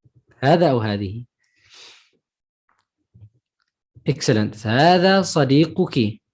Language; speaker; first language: Arabic; non-native, fluent; English